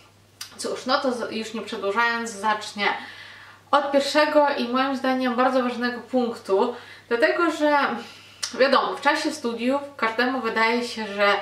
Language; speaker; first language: Polish; non-native, fluent; Ukrainian